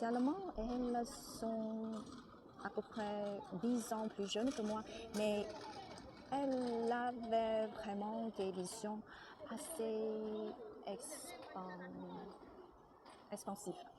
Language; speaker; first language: French; non-native, learner; Chinese